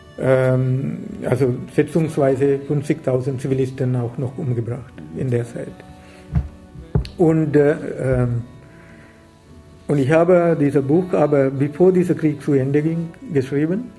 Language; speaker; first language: German; non-native, learner; Sinhala